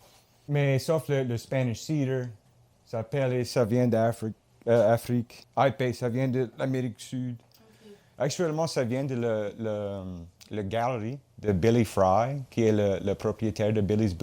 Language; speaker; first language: French; non-native, local second language; English